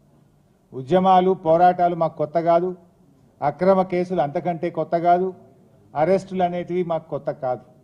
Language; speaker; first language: Telugu; native; Telugu